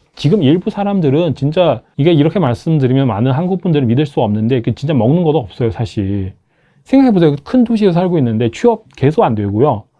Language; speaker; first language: Korean; non-native, fluent; Chinese